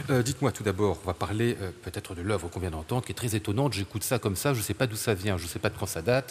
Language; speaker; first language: French; native; French